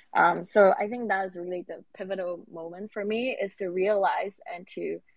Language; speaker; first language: English; non-native, local second language; Cantonese